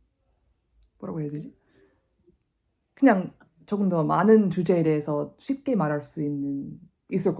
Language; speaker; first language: Korean; non-native, fluent; English